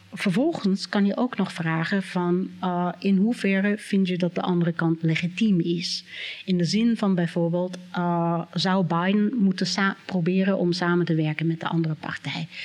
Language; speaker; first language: Dutch; non-native, fluent; English